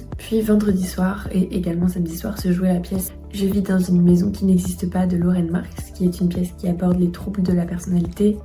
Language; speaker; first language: French; native; French